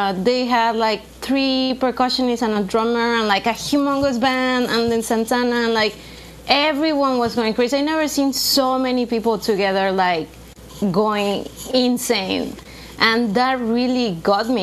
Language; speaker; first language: English; non-native, fluent; Spanish